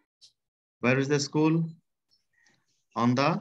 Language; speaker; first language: English; non-native, fluent; Bangla